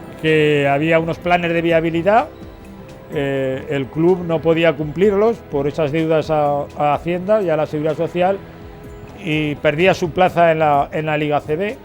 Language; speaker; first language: Spanish; native; Spanish